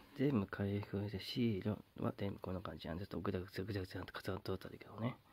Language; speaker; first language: Japanese; native; Japanese